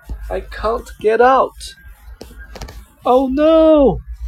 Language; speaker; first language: English; non-native, fluent; Chinese